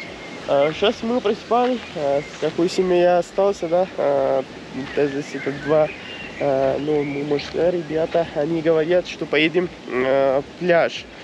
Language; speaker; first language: Russian; non-native, local second language; Kyrgyz